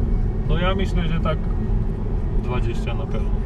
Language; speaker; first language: Polish; non-native, learner; Slovak